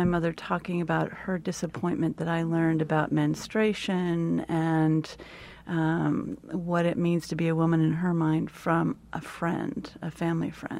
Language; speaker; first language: English; native; English